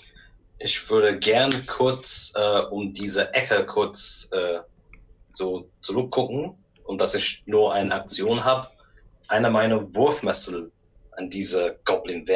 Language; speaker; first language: German; non-native, learner; English